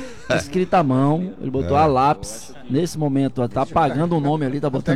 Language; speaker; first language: Portuguese; native; Portuguese